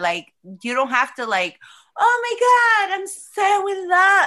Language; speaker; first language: English; early bilingual, other home language; Spanish